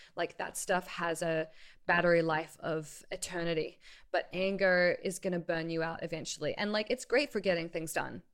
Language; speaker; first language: English; native; English